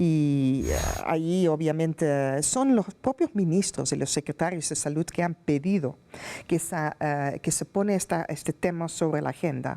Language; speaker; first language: Spanish; non-native, fluent; Dutch